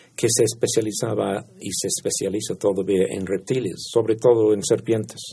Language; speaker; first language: Spanish; non-native, fluent; English